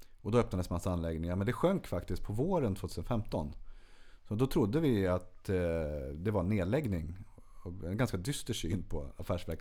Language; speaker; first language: Swedish; native; Swedish